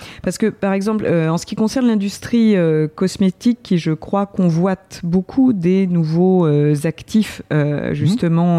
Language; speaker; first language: French; native; French